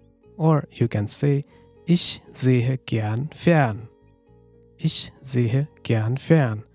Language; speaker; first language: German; non-native, fluent; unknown